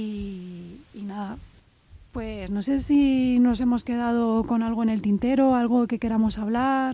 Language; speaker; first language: Spanish; native; Spanish